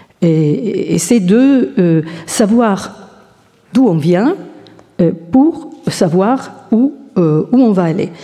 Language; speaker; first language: French; non-native, fluent; Italian